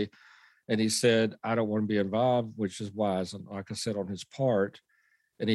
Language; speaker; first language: English; native; English